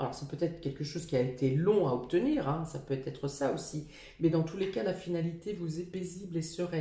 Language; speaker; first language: French; native; French